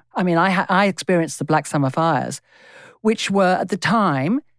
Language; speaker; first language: English; native; English